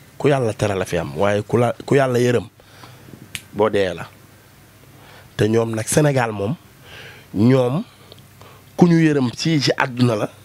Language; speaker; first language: Wolof; native; Wolof